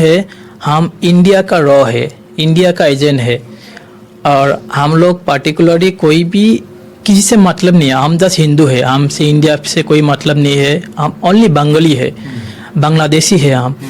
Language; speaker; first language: Hindi; non-native, learner; Bangla